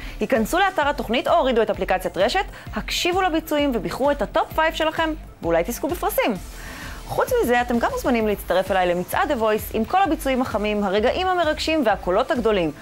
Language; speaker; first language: Hebrew; native; Hebrew